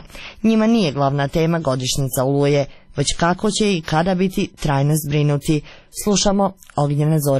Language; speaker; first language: Croatian; native; Croatian